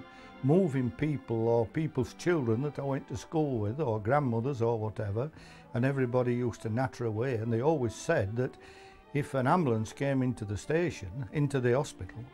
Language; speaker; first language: English; native; English